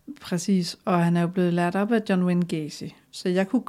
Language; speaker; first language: Danish; native; Danish